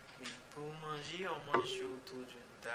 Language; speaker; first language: French; non-native, local second language; Haitian Creole